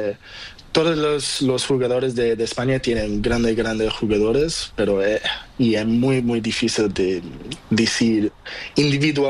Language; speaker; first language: Spanish; non-native, learner; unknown